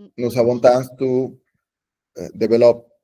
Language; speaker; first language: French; non-native, learner; Spanish